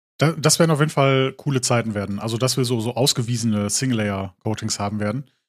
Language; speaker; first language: German; native; German